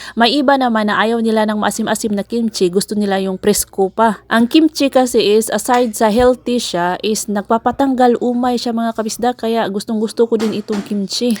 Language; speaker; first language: Filipino; non-native, local second language; Cebuano